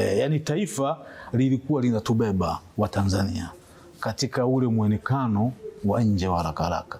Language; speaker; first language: Swahili; native; Swahili